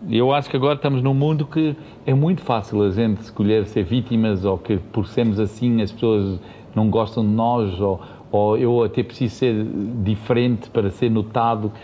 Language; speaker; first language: Portuguese; early bilingual, heritage; Portuguese